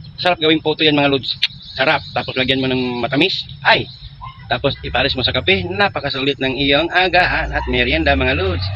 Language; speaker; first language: Filipino; non-native, local second language; Cebuano